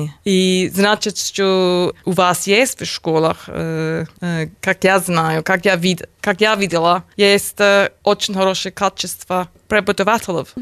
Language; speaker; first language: Russian; non-native, learner; English